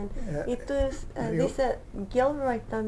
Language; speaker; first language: Spanish; early bilingual, heritage; Spanish